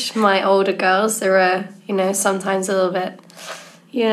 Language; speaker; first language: English; native; English